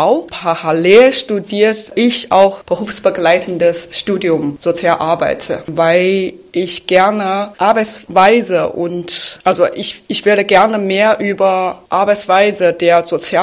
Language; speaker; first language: German; non-native, fluent; Chinese